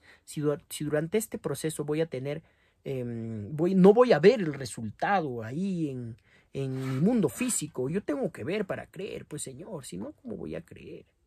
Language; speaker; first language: Spanish; native; Spanish